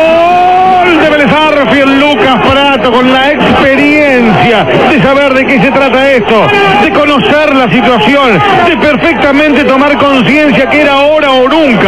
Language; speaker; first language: Spanish; native; Spanish